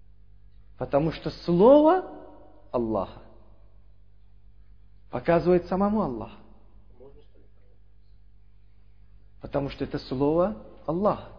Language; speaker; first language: Russian; non-native, learner; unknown